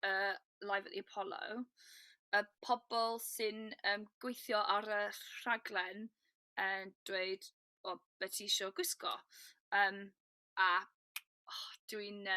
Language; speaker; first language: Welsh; non-native, learner; English